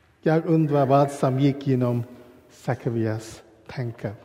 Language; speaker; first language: Swedish; non-native, learner; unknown